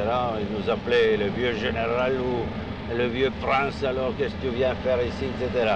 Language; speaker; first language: French; non-native, fluent; Russian